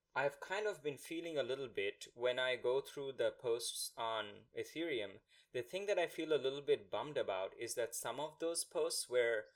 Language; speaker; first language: English; non-native, local second language; Bangla